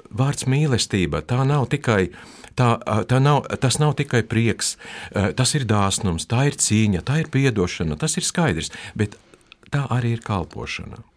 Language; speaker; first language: Latvian; non-native, local second language; Russian